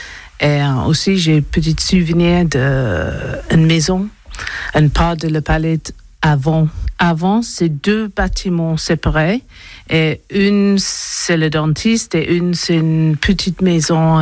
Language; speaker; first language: French; non-native, learner; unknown